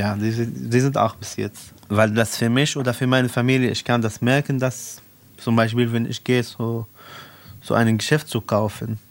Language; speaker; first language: German; non-native, learner; Arabic